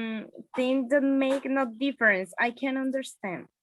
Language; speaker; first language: English; non-native, learner; Spanish